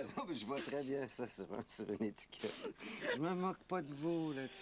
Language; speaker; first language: French; native; French